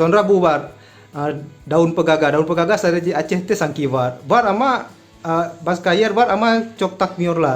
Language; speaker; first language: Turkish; non-native, learner; Indonesian